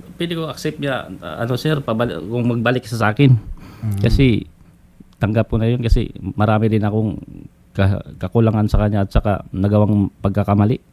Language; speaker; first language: Filipino; non-native, local second language; Cebuano